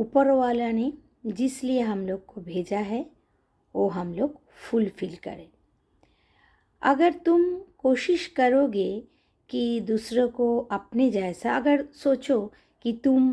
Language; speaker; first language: Hindi; non-native, local second language; Bangla